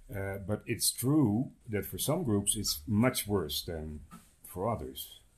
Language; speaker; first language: English; non-native, fluent; Dutch